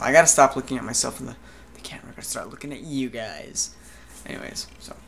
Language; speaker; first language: English; native; English